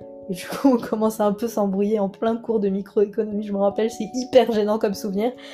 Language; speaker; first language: French; non-native, local second language; Arabic